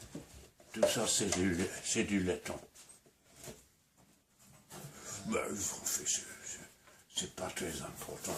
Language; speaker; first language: French; non-native, fluent; English